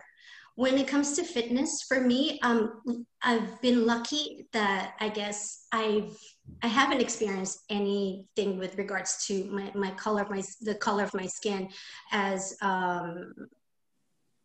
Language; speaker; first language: English; non-native, local second language; Filipino